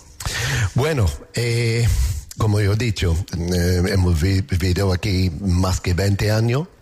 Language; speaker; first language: Spanish; non-native, learner; English